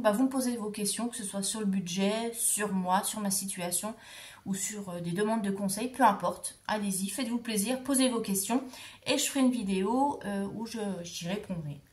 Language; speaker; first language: French; native; French